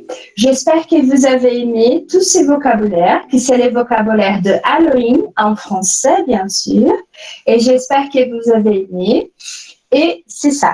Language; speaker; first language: French; non-native, fluent; Portuguese